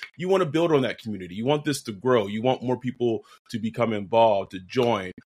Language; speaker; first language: English; native; English